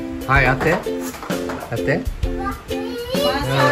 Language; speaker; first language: Japanese; native; Japanese